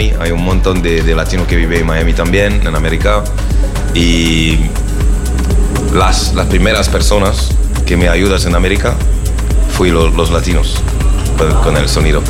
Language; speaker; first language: Spanish; non-native, learner; French